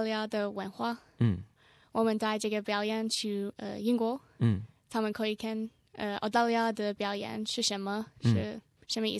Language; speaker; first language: Chinese; non-native, learner; English